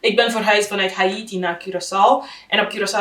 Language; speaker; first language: Dutch; non-native, local second language; Haitian Creole